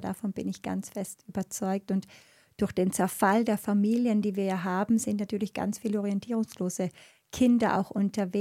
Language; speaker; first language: German; native; German